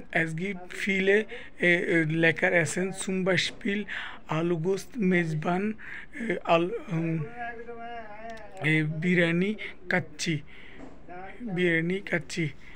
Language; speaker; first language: German; non-native, learner; Bangla